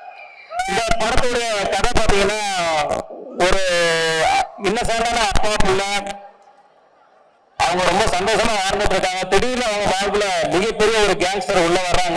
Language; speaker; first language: Tamil; native; Tamil